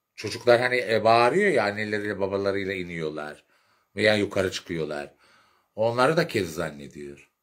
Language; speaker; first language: Turkish; non-native, local second language; Arabic